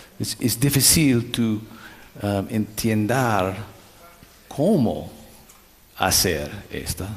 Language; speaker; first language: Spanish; non-native, learner; English